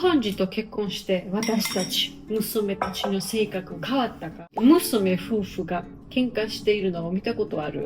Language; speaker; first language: Japanese; non-native, fluent; Georgian